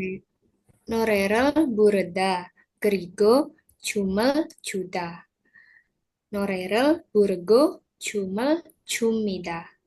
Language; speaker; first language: Korean; non-native, learner; Indonesian